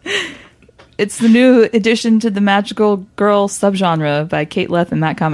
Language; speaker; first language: English; native; English